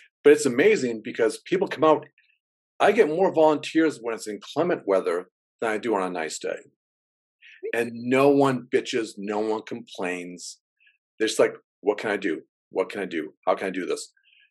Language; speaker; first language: English; native; English